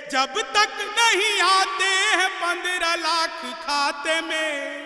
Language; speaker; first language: Hindi; native; Hindi